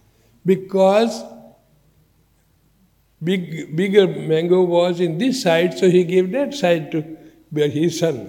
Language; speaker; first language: English; non-native, learner; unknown